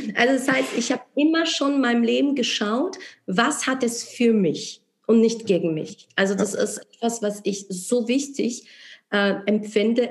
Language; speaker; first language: German; non-native, fluent; Polish